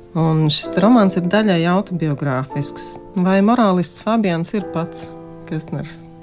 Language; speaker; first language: Latvian; native; Latvian